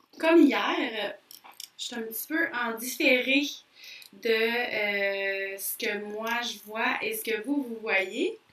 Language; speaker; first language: French; native; French